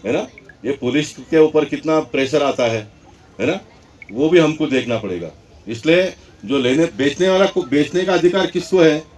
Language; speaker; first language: Hindi; non-native, local second language; Marathi